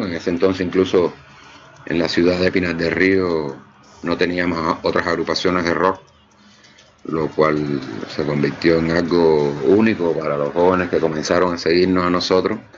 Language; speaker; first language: Spanish; native; Spanish